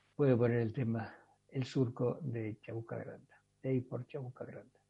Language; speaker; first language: Spanish; native; Spanish